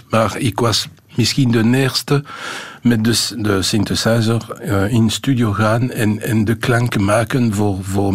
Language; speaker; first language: Dutch; non-native, local second language; French